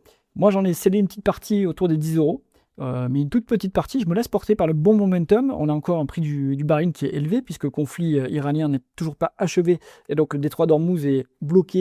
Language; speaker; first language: French; native; French